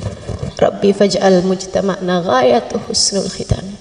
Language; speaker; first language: Indonesian; native; Indonesian